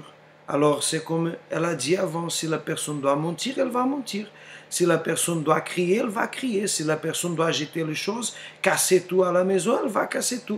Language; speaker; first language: French; non-native, fluent; Portuguese